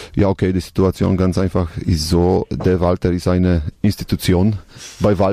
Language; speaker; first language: German; non-native, learner; Polish